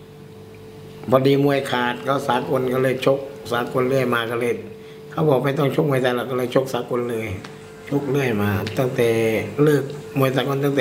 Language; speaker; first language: Thai; native; Thai